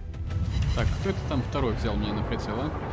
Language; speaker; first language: Russian; native; Russian